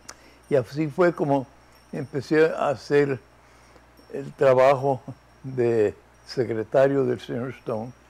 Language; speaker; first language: Spanish; early bilingual, heritage; Spanish